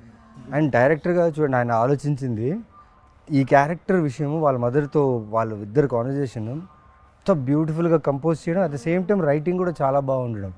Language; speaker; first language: Telugu; native; Telugu